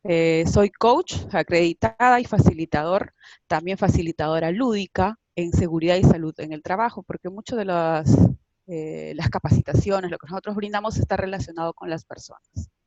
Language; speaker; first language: Spanish; native; Spanish